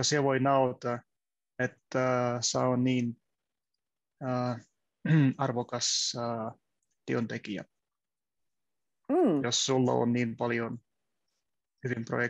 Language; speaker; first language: Finnish; non-native, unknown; Russian